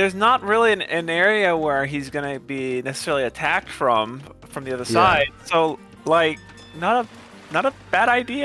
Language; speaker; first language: English; native; English